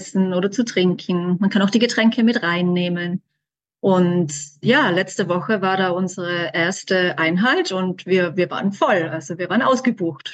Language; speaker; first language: German; native; German